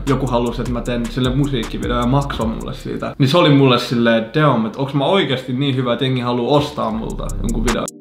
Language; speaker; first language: Finnish; early bilingual, other home language; Arabic